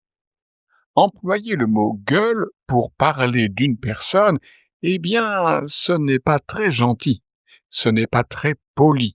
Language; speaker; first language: French; native; French